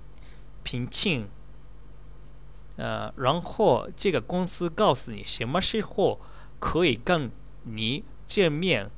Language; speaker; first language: Chinese; non-native, learner; Japanese